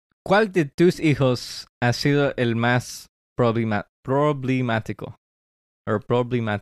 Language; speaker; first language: Spanish; early bilingual, heritage; English